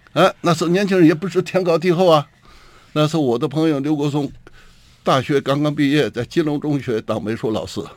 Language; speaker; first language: Chinese; native; Chinese